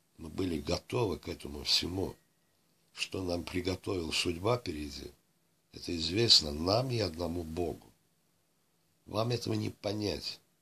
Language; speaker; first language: Russian; non-native, local second language; Azerbaijani